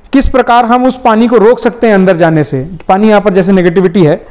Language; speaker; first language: Hindi; native; Hindi